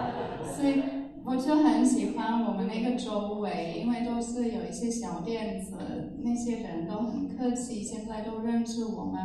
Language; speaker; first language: Chinese; non-native, fluent; German